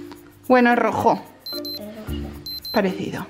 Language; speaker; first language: Spanish; native; Spanish